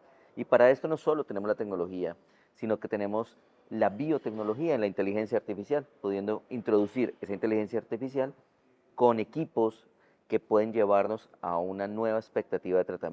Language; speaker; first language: Spanish; native; Spanish